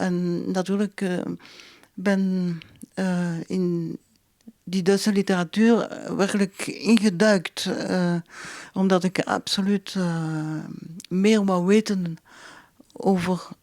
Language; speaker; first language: Dutch; non-native, local second language; French